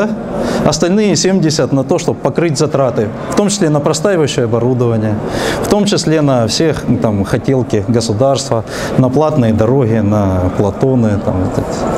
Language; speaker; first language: Russian; native; Russian